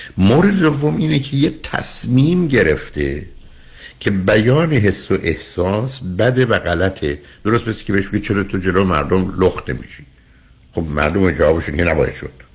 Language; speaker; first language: Persian; native; Persian